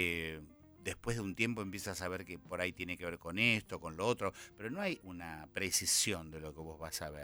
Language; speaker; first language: Spanish; native; Spanish